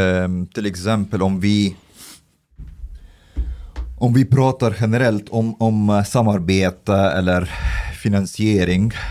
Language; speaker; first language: Swedish; early bilingual, other home language; Arabic